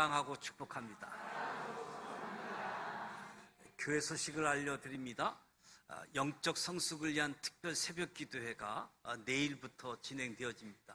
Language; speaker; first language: Korean; native; Korean